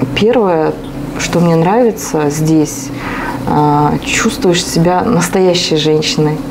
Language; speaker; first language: Russian; non-native, local second language; Kazakh